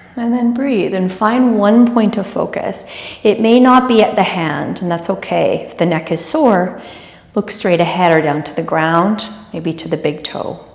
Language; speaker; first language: English; native; English